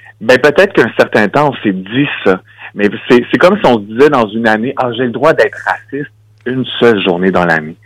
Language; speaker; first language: French; native; French